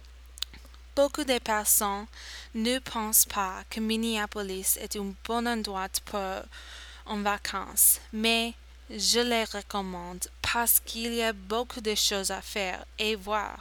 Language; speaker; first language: French; non-native, learner; English